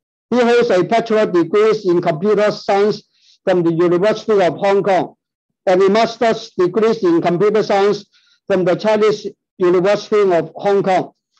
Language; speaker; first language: English; non-native, local second language; Cantonese